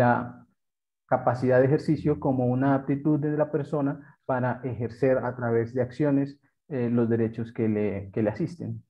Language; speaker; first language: Spanish; native; Spanish